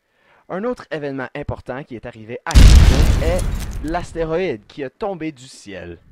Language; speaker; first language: French; native; French